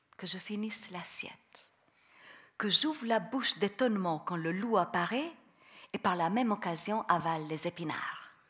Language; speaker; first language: French; non-native, fluent; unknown